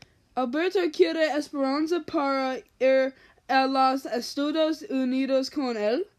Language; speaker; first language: Spanish; non-native, learner; English